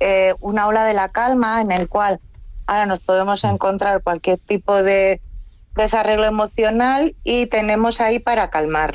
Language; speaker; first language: Spanish; native; Spanish